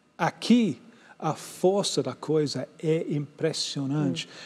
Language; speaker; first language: Portuguese; non-native, fluent; English